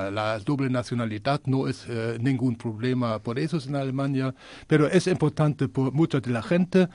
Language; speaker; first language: Spanish; non-native, learner; German